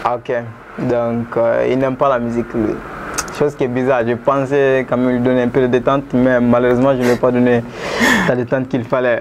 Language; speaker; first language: French; non-native, local second language; Bambara